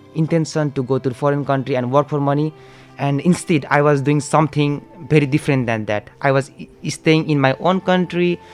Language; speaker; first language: English; non-native, local second language; Nepali